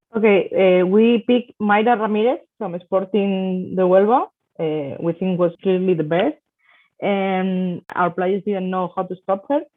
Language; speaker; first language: English; non-native, fluent; Spanish